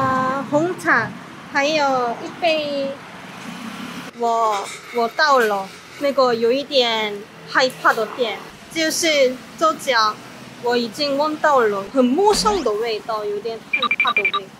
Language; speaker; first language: Chinese; non-native, fluent; Korean